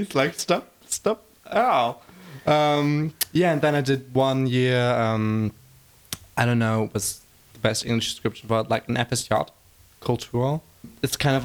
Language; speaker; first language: English; non-native, fluent; German